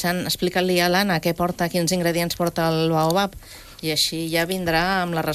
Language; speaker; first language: Catalan; native; Catalan